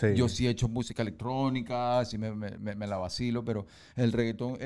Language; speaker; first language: Spanish; early bilingual, heritage; Spanish